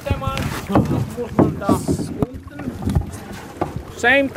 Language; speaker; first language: German; non-native, learner; Finnish